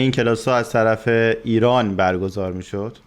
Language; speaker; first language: Persian; native; Persian